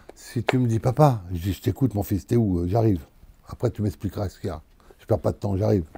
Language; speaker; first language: French; native; French